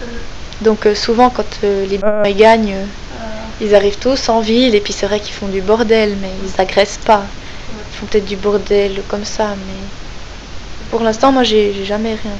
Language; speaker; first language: French; native; French